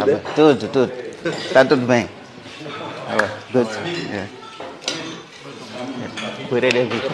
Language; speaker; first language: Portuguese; non-native, learner; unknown